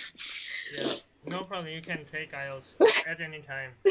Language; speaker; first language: English; non-native, learner; Bangla